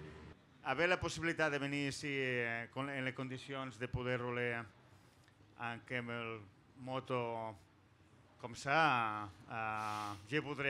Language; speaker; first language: French; non-native, learner; Spanish